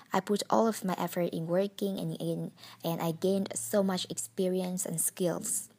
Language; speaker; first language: English; non-native, fluent; Vietnamese